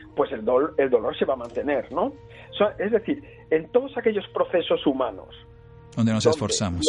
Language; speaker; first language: Spanish; native; Spanish